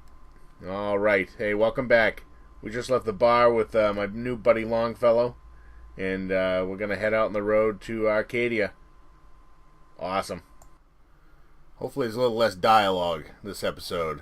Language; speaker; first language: English; native; English